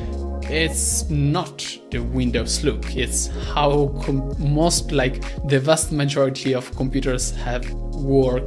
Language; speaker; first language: English; non-native, fluent; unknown